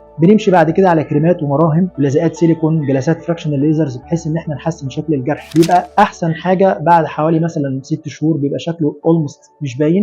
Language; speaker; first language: Arabic; native; Arabic